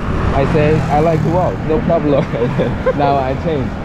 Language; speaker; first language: English; non-native, learner; Korean